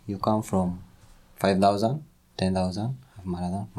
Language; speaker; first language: English; non-native, local second language; Kikuyu